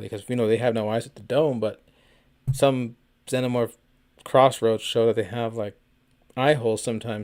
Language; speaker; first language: English; native; English